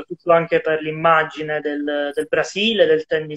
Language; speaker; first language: Italian; native; Italian